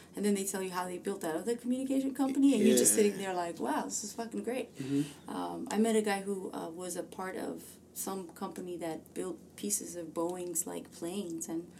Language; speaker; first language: English; early bilingual, other home language; Amharic